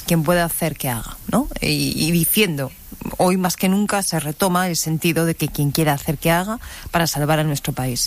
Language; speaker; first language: Spanish; native; Spanish